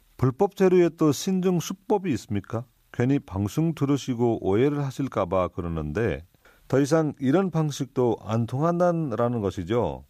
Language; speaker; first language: Korean; non-native, fluent; Nepali